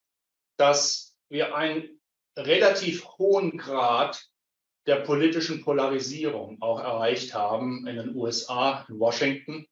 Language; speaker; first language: German; native; German